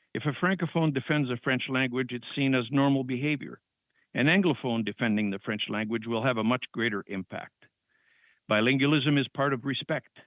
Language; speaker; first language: English; non-native, fluent; French